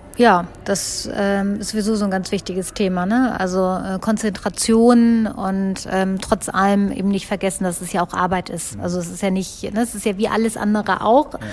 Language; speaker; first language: German; native; German